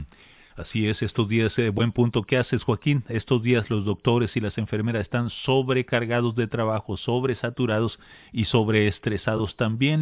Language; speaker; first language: Spanish; native; Spanish